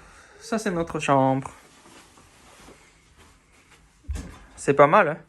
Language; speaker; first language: French; non-native, fluent; Japanese